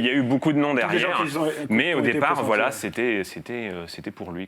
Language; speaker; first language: French; native; French